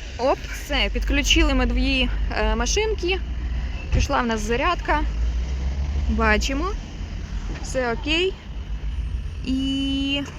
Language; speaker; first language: Ukrainian; non-native, local second language; Russian